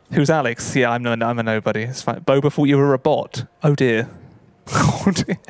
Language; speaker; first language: English; native; English